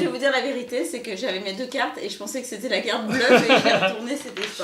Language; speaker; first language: French; native; French